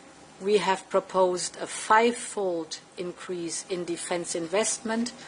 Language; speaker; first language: English; non-native, fluent; German